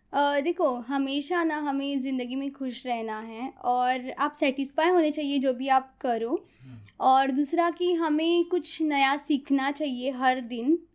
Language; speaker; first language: Hindi; non-native, local second language; Konkani